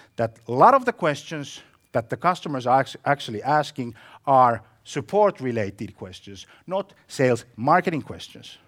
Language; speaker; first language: English; non-native, fluent; Finnish